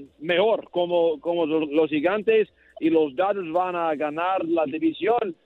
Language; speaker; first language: Spanish; non-native, learner; English